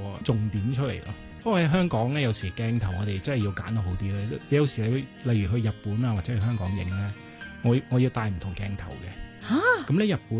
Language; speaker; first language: Cantonese; native; Cantonese